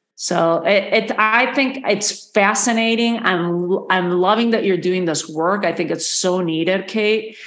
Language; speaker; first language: English; non-native, fluent; Spanish